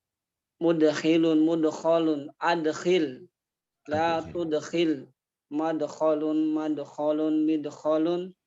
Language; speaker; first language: Arabic; non-native, fluent; Indonesian